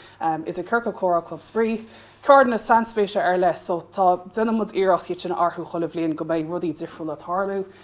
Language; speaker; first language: Irish; non-native, local second language; English